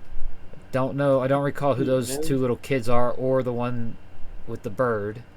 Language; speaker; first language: English; native; English